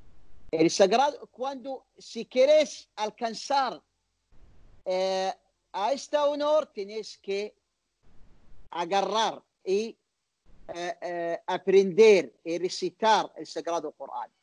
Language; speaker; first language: Spanish; non-native, learner; Arabic